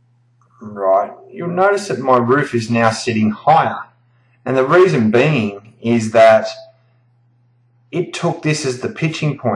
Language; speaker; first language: English; native; English